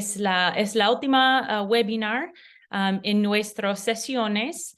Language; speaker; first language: Spanish; non-native, learner; English